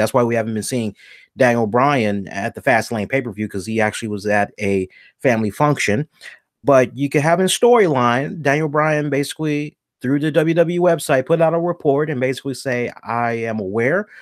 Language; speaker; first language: English; native; English